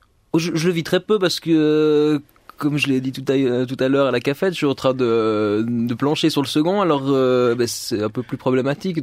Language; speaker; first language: French; native; French